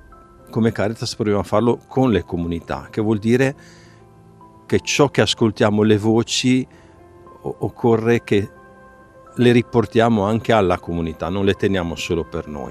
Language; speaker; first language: Italian; native; Italian